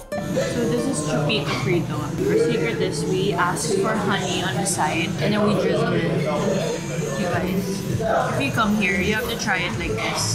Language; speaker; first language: English; non-native, local second language; Filipino